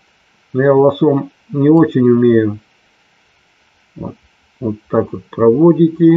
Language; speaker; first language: Russian; native; Russian